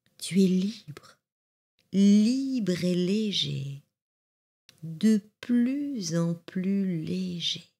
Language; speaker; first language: French; native; French